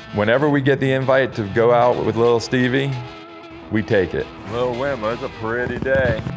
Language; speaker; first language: English; native; English